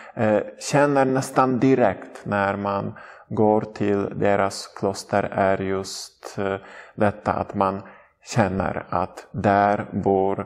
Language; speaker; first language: Swedish; non-native, fluent; Polish